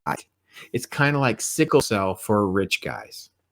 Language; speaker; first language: English; native; English